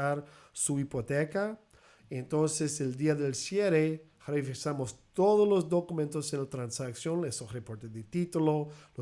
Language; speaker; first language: Spanish; early bilingual, heritage; English